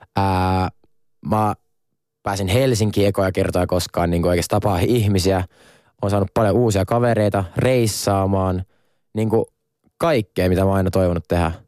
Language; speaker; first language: Finnish; non-native, local second language; Swedish